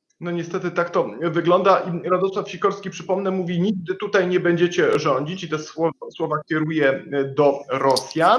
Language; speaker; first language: Polish; native; Polish